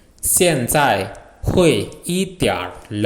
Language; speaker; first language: Chinese; non-native, fluent; Indonesian